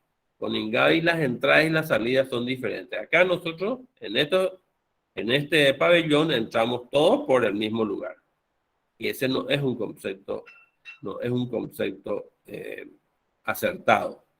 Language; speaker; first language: Spanish; native; Spanish